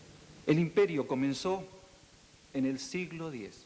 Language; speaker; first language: Spanish; native; Spanish